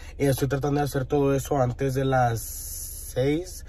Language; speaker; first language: Spanish; early bilingual, heritage; Spanish